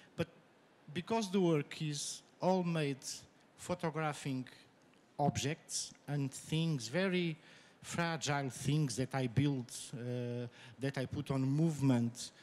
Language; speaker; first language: English; non-native, fluent; Portuguese